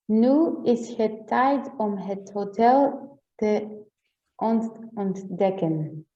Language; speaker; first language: Dutch; non-native, learner; Greek